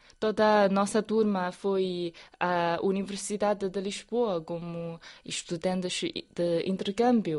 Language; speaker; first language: Portuguese; non-native, fluent; Chinese